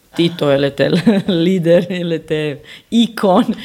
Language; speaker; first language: French; non-native, learner; Serbian